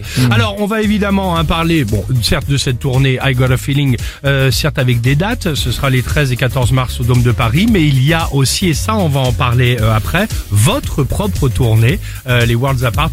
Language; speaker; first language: French; native; French